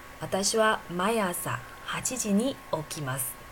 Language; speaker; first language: Japanese; non-native, fluent; Chinese